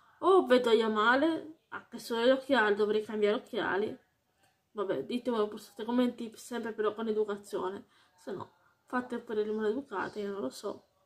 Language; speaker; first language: Italian; early bilingual, heritage; Italian